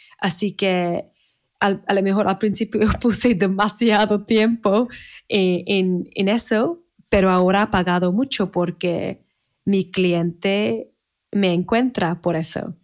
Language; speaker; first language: Spanish; non-native, fluent; English